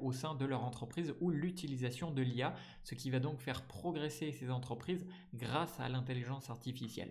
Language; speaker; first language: French; native; French